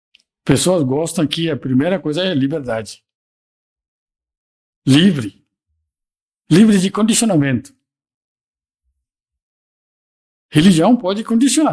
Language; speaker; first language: Portuguese; non-native, fluent; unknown